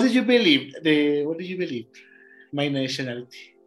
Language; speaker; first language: English; non-native, learner; Spanish